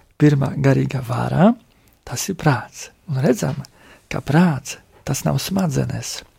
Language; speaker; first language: Latvian; non-native, fluent; Polish